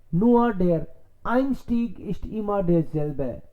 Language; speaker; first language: German; non-native, fluent; Hindi